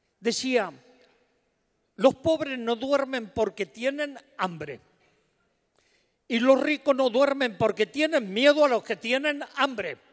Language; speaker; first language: Spanish; native; Spanish